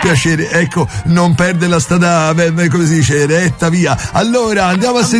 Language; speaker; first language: Italian; native; Italian